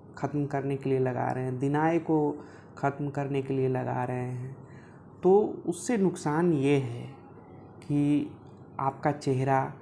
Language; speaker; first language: Hindi; native; Hindi